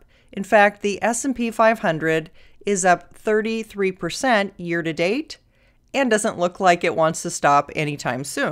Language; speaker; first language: English; native; English